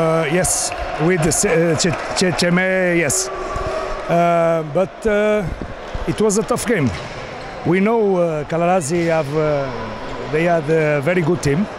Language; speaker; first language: English; non-native, learner; Portuguese